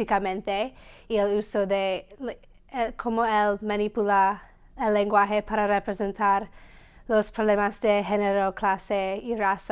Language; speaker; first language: Spanish; non-native, learner; English